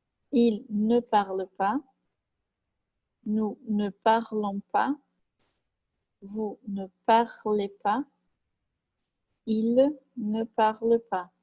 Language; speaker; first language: French; non-native, fluent; Portuguese